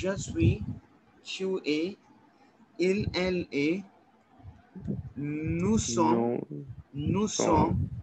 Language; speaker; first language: French; non-native, learner; Hindi